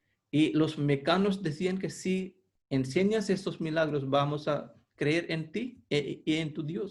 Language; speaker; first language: Spanish; non-native, fluent; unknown